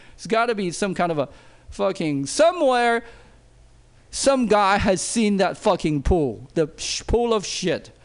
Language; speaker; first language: English; non-native, fluent; Chinese